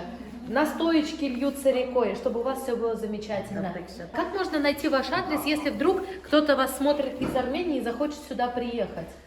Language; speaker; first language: Russian; native; Russian